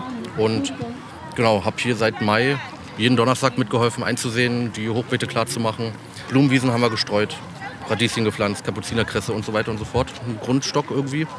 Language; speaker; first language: German; native; German